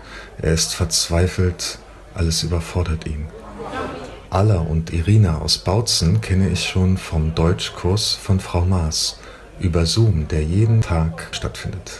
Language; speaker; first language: German; native; German